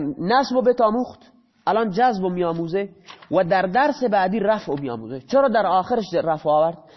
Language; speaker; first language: Persian; non-native, local second language; Baluchi